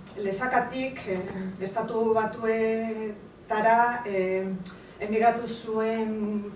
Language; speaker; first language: Basque; non-native, local second language; Spanish